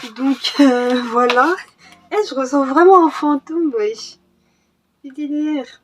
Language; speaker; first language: French; early bilingual, other home language; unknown